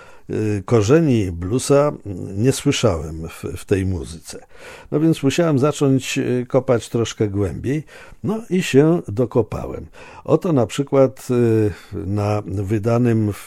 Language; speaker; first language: Polish; native; Polish